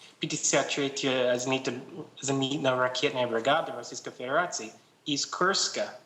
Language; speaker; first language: Russian; non-native, learner; English